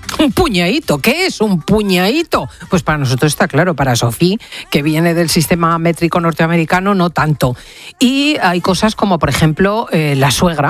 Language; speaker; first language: Spanish; native; Spanish